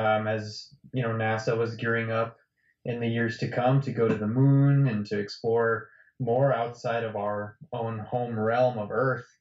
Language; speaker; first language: English; native; English